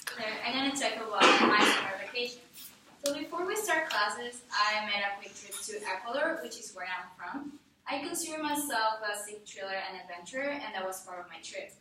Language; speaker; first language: English; non-native, fluent; Spanish